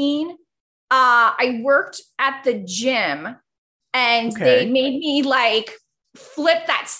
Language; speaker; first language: English; early bilingual, other home language; Spanish